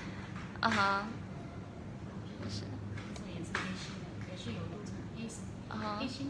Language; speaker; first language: Chinese; native; Chinese